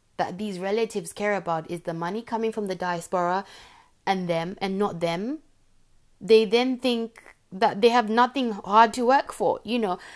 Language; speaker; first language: English; non-native, local second language; Shona